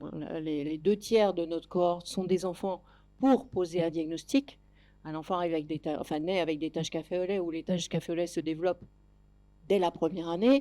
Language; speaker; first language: French; native; French